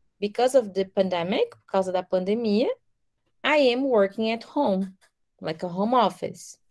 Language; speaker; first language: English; non-native, fluent; Portuguese